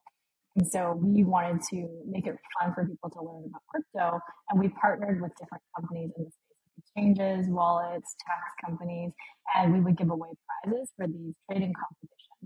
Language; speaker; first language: English; native; English